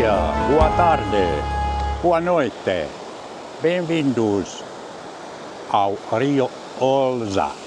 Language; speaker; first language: Portuguese; non-native, learner; Finnish